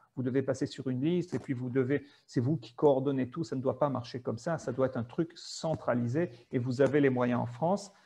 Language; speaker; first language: French; native; French